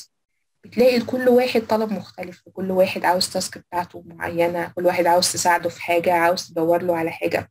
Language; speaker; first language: Arabic; native; Arabic